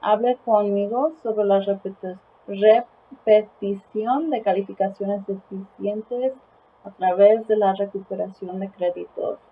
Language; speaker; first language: Spanish; early bilingual, heritage; Spanish